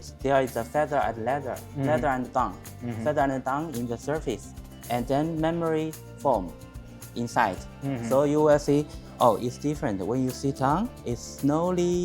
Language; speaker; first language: English; non-native, learner; Chinese